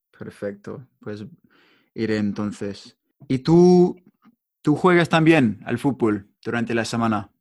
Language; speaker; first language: Spanish; non-native, learner; English